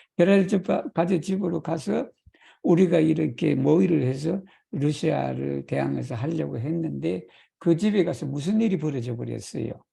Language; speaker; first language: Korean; native; Korean